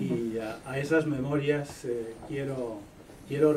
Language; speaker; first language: Spanish; native; Spanish